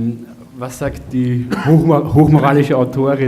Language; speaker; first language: German; native; German